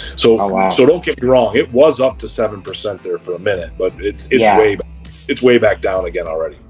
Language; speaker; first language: English; native; English